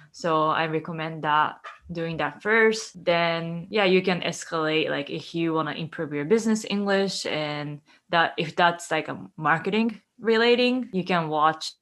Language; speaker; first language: English; non-native, fluent; Japanese